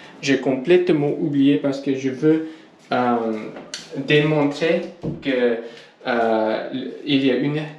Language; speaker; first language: French; non-native, learner; English